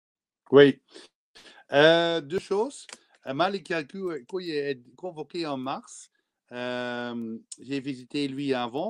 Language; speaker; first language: French; non-native, learner; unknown